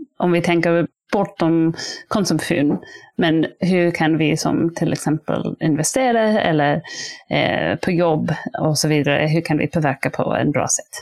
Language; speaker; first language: Swedish; non-native, fluent; English